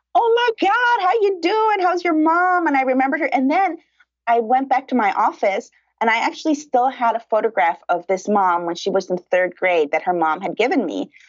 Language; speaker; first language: English; early bilingual, other home language; Spanish